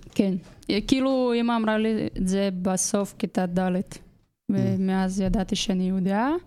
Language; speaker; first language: Hebrew; non-native, fluent; Russian